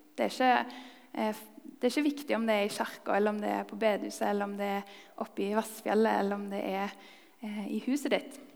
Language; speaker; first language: Norwegian; native; Norwegian